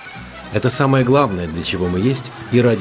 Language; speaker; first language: Russian; native; Russian